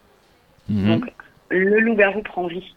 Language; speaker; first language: French; native; French